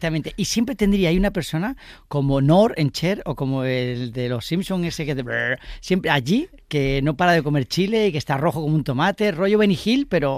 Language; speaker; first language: Spanish; native; Spanish